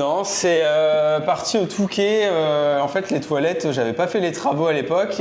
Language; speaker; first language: French; native; French